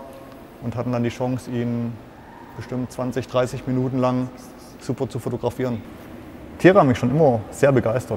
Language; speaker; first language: German; native; German